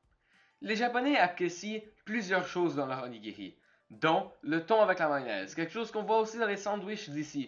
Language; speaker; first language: French; native; French